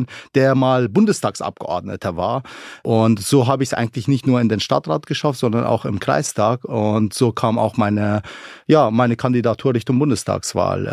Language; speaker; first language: German; early bilingual, other home language; Arabic